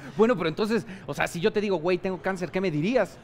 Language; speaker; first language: Spanish; native; Spanish